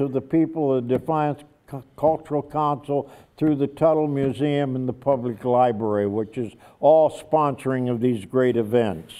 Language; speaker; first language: English; native; English